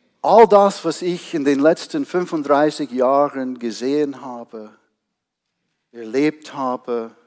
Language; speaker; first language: German; non-native, fluent; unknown